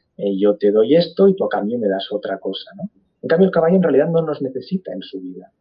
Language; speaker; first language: Spanish; native; Spanish